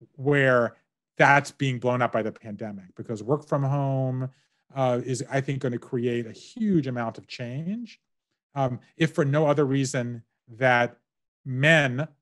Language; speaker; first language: English; native; English